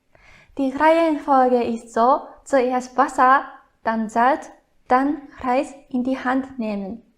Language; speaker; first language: German; non-native, fluent; Japanese